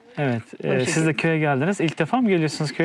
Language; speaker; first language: Turkish; native; Turkish